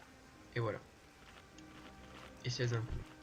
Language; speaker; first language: French; native; French